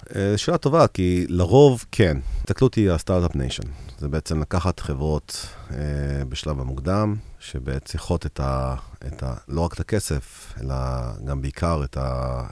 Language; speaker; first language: Hebrew; early bilingual, heritage; Hebrew